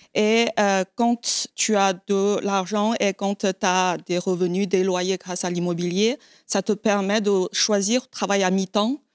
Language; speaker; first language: French; non-native, fluent; Chinese